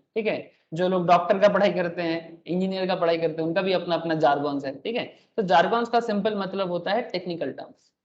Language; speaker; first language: Hindi; non-native, local second language; Bangla